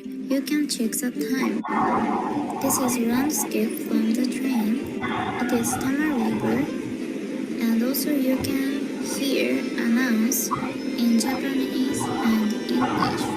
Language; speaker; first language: English; non-native, learner; Japanese